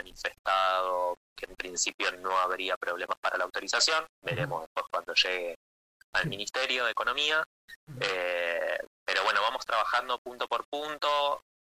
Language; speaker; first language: Spanish; native; Spanish